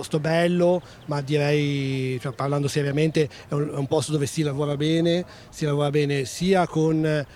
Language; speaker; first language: Italian; native; Italian